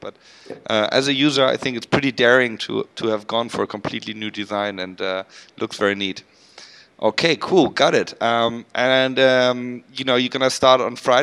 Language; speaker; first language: English; non-native, fluent; German